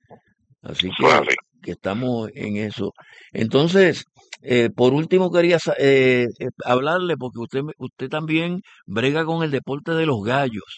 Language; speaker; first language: Spanish; native; Spanish